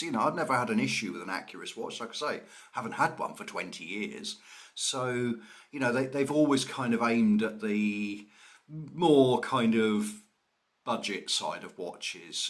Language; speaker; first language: English; native; English